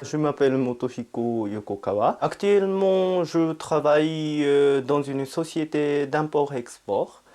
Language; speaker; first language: French; non-native, fluent; Japanese